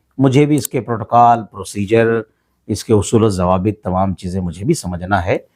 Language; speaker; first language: Urdu; native; Urdu